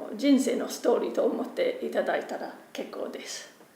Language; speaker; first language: Japanese; non-native, fluent; English